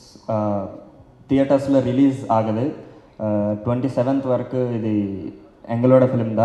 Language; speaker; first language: Tamil; non-native, learner; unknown